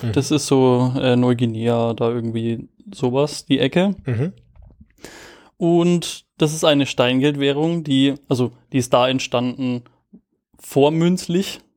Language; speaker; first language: German; native; German